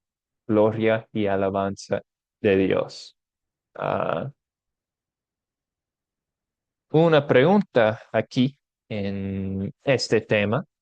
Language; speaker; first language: Spanish; non-native, fluent; English